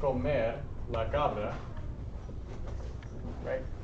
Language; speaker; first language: Spanish; non-native, learner; English